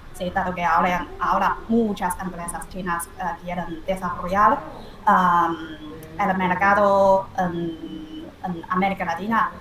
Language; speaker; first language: Spanish; non-native, fluent; Chinese